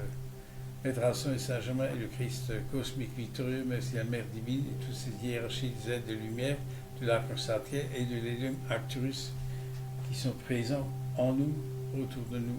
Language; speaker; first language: French; native; French